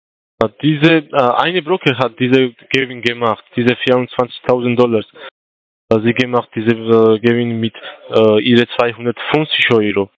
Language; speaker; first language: German; non-native, learner; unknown